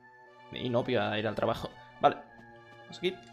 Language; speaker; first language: Spanish; native; Spanish